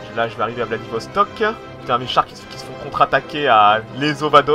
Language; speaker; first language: French; native; French